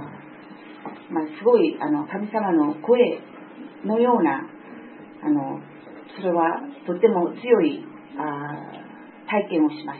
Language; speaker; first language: Japanese; non-native, fluent; Korean